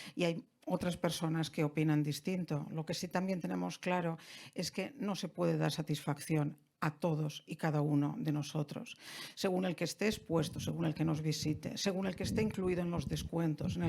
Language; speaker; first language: Spanish; non-native, local second language; Catalan